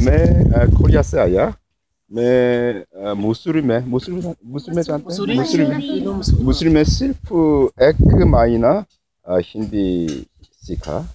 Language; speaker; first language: Hindi; non-native, learner; Korean